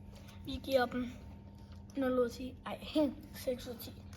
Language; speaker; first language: Danish; native; Danish